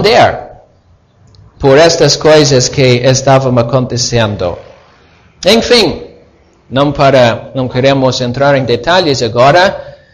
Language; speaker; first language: Portuguese; non-native, fluent; English